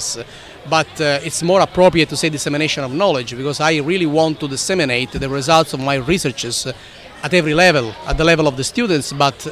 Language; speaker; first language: English; non-native, fluent; Italian